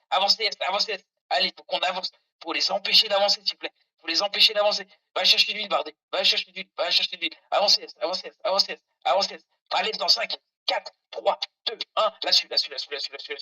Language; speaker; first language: French; native; French